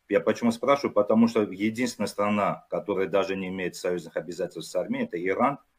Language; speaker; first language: Russian; non-native, local second language; Armenian